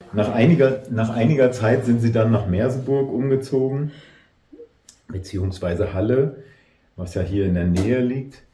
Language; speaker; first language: German; native; German